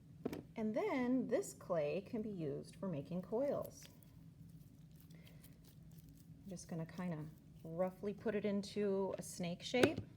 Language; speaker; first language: English; native; English